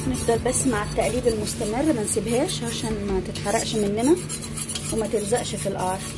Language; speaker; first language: Arabic; native; Arabic